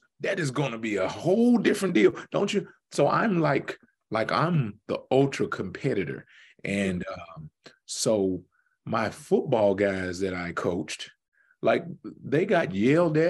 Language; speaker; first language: English; native; English